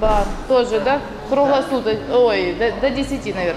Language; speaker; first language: Russian; native; Russian